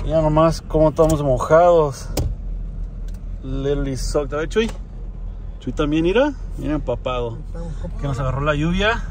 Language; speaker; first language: Spanish; early bilingual, heritage; Spanish